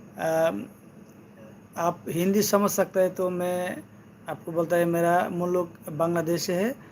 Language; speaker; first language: Hindi; non-native, learner; Bangla